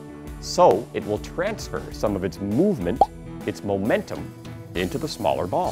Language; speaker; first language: English; native; English